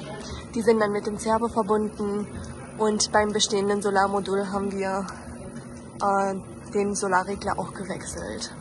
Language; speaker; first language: German; native; German